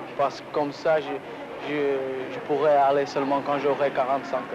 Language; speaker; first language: French; non-native, fluent; Portuguese